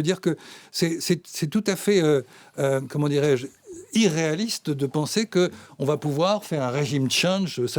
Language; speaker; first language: French; native; French